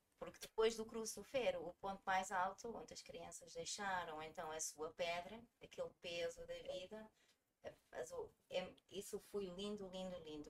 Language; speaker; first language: Portuguese; early bilingual, heritage; Portuguese